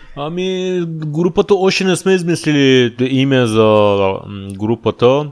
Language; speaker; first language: Bulgarian; non-native, fluent; Persian